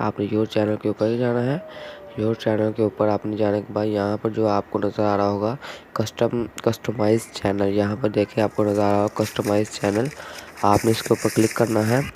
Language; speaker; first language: Urdu; non-native, local second language; Punjabi